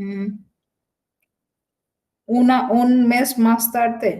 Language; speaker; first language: Spanish; non-native, learner; Bangla